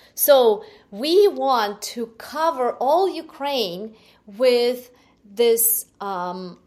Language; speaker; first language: English; non-native, fluent; Ukrainian